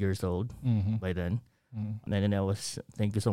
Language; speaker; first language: English; non-native, local second language; Hiligaynon